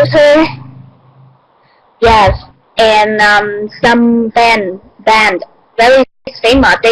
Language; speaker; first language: English; non-native, learner; Vietnamese